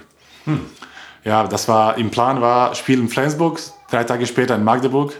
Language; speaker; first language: German; non-native, learner; Croatian